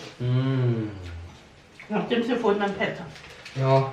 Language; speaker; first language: Thai; native; Thai